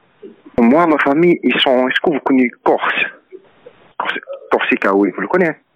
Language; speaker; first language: French; non-native, learner; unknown